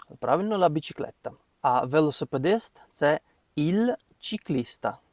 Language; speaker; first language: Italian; non-native, fluent; Ukrainian